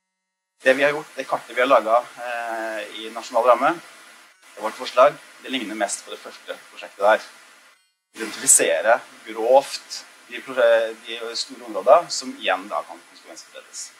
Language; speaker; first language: Norwegian; native; Norwegian